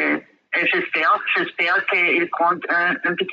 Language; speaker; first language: French; non-native, fluent; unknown